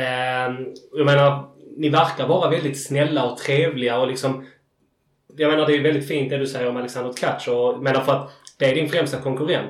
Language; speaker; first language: Swedish; native; Swedish